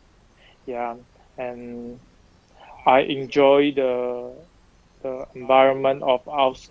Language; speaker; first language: English; non-native, learner; Chinese